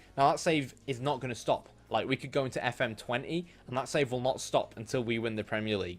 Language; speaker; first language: English; native; English